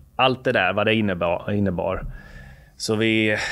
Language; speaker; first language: Swedish; native; Swedish